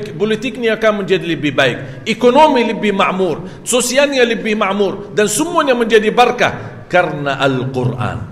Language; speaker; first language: Malay; non-native, fluent; Arabic